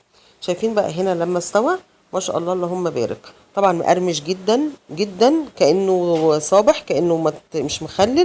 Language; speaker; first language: Arabic; native; Arabic